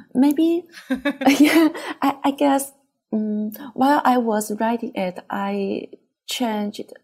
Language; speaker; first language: English; non-native, fluent; Chinese